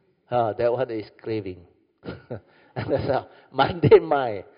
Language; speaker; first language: English; non-native, local second language; Min Nan Chinese